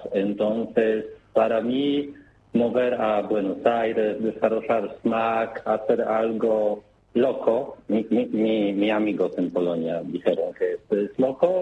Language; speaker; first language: Spanish; non-native, learner; Polish